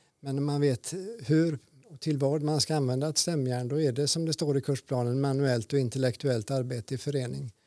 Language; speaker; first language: Swedish; native; Swedish